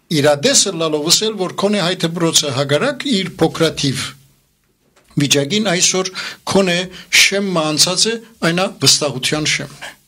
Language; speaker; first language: Armenian; early bilingual, heritage; Armenian